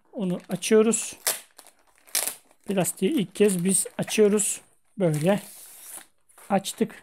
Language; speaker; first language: Turkish; native; Turkish